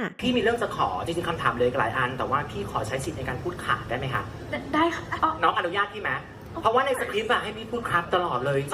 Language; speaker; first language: Thai; native; Thai